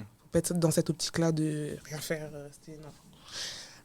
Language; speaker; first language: French; native; French